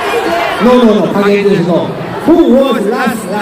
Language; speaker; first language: English; non-native, learner; Korean